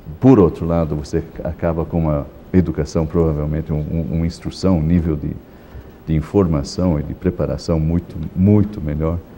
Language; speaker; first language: Portuguese; non-native, fluent; Italian